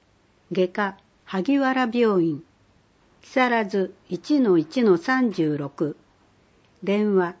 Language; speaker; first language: Japanese; native; Japanese